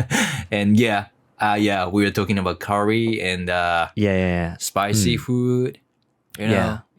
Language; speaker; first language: English; non-native, learner; Japanese